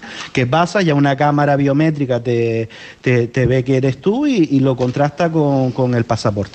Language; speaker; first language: Spanish; native; Spanish